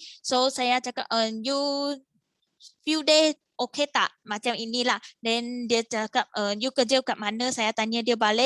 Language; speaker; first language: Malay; non-native, local second language; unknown